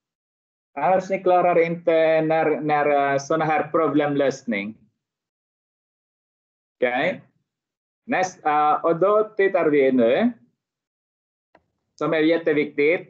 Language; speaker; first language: Swedish; non-native, fluent; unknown